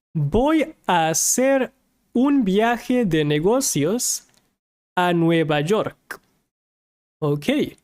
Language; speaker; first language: Spanish; non-native, fluent; English